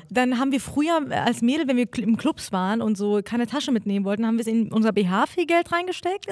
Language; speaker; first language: German; early bilingual, other home language; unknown